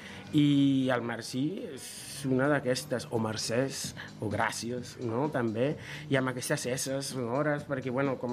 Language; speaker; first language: Catalan; non-native, fluent; Spanish